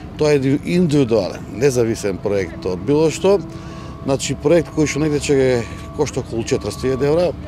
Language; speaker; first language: Macedonian; native; Macedonian